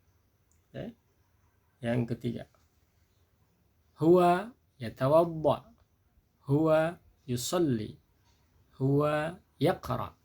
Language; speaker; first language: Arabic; non-native, fluent; Indonesian